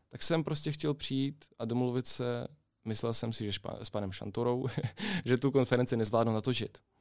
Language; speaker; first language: Czech; non-native, fluent; Ukrainian